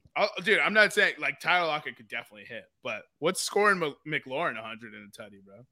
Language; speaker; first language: English; native; English